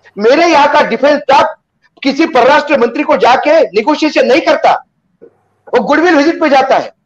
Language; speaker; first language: Hindi; non-native, local second language; Marathi